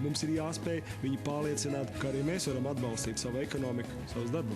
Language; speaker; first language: Latvian; native; Latvian